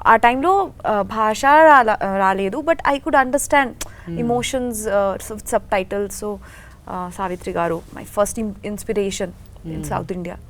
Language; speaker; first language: Telugu; non-native, learner; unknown